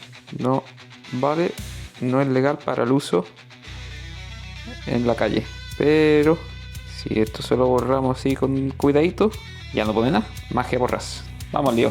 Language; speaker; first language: Spanish; native; Spanish